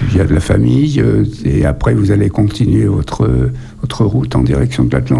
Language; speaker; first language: French; native; French